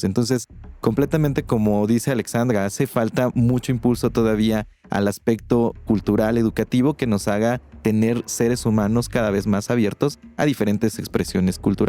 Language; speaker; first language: Spanish; native; Spanish